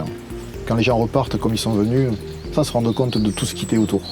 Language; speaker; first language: French; native; French